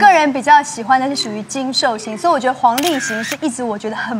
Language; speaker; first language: Chinese; native; Chinese